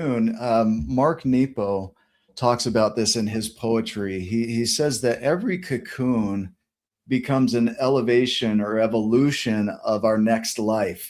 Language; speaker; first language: English; native; English